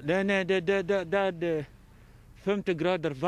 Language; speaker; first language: Swedish; non-native, learner; Arabic